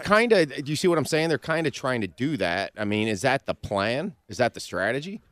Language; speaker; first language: English; native; English